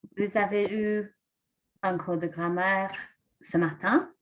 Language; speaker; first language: French; non-native, learner; English